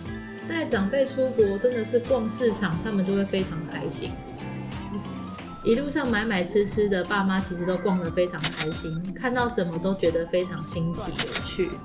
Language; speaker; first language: Chinese; native; Chinese